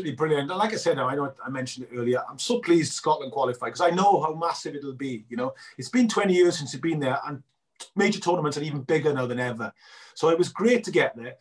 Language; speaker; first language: English; native; English